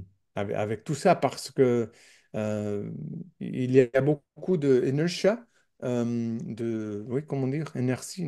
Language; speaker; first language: French; non-native, learner; English